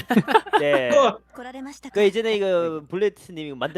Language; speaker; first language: Korean; early bilingual, heritage; Korean